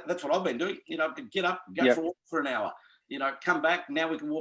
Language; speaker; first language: English; native; English